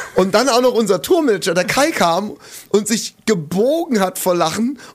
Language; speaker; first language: German; native; German